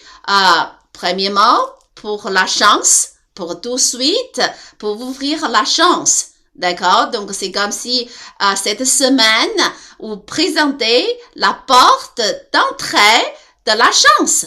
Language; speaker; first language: French; non-native, learner; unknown